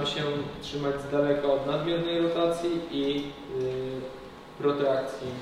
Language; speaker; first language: Polish; native; Polish